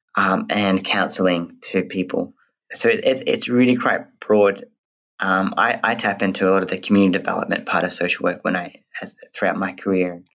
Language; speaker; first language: English; native; English